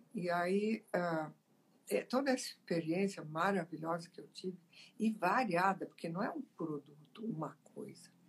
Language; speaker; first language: Portuguese; early bilingual, other home language; Italian